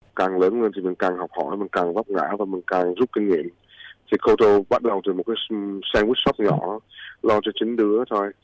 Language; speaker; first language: Vietnamese; early bilingual, heritage; Vietnamese